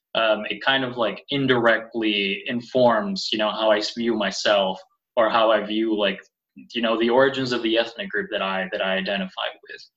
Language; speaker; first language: English; early bilingual, other home language; Spanish